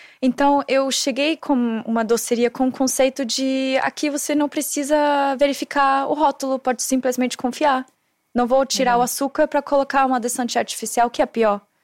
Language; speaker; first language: Portuguese; non-native, fluent; German